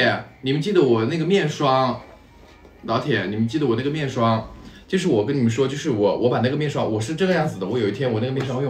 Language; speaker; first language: Chinese; native; Chinese